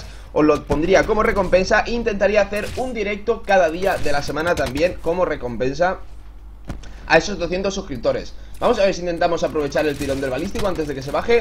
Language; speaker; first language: Spanish; native; Spanish